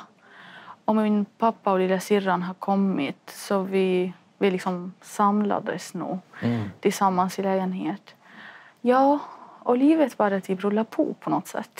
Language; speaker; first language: Swedish; non-native, fluent; Arabic